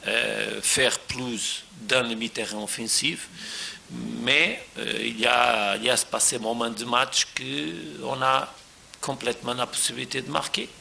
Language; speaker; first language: French; non-native, fluent; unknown